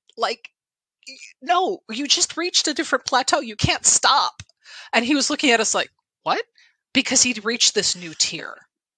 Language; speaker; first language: English; native; English